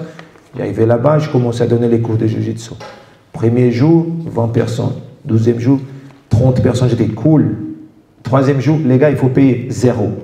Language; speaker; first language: French; non-native, fluent; Portuguese